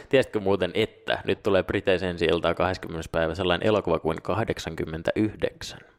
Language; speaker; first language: Finnish; native; Finnish